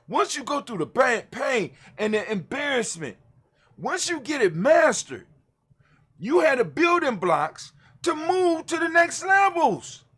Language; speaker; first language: English; native; English